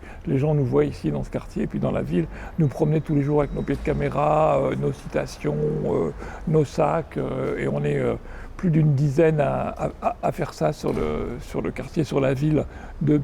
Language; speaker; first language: French; native; French